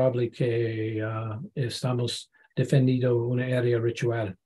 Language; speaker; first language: Spanish; non-native, learner; English